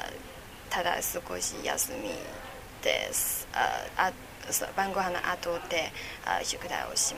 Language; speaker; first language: Japanese; non-native, learner; Chinese